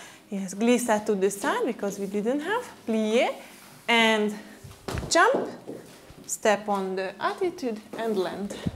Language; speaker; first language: English; non-native, fluent; Hungarian